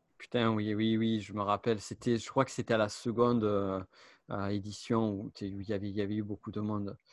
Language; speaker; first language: French; native; French